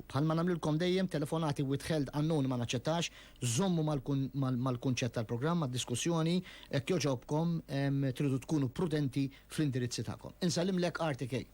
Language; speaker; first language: Maltese; native; Maltese